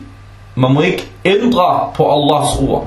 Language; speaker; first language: Danish; early bilingual, other home language; Arabic